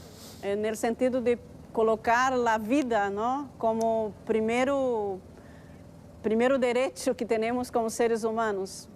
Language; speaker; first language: Spanish; non-native, fluent; Portuguese